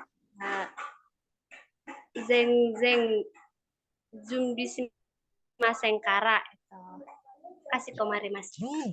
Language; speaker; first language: Japanese; non-native, learner; Indonesian